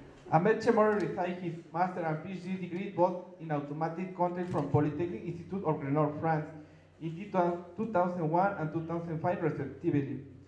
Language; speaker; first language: English; non-native, fluent; Spanish